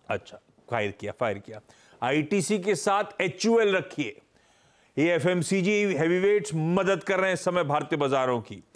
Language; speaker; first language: Hindi; native; Hindi